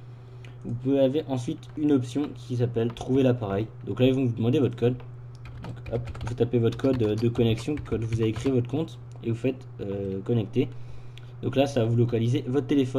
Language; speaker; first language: French; native; French